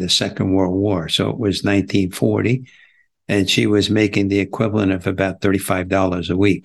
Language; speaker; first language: English; native; English